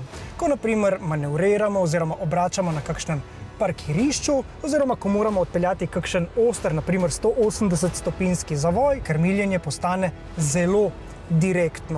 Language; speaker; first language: Slovenian; native; Slovenian